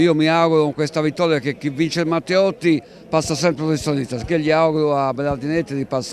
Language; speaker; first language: Italian; native; Italian